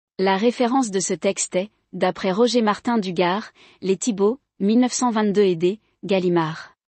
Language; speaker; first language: French; non-native, local second language; Arabic